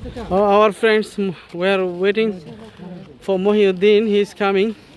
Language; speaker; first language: English; non-native, local second language; Bangla